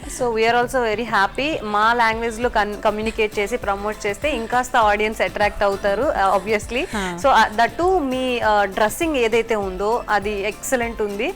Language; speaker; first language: Telugu; native; Telugu